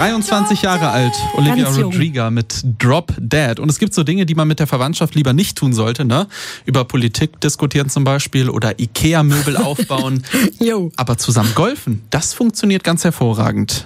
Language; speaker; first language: German; native; German